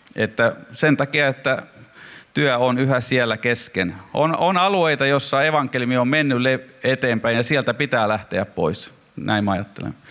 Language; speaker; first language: Finnish; native; Finnish